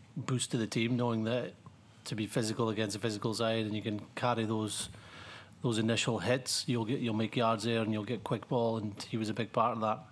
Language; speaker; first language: English; native; English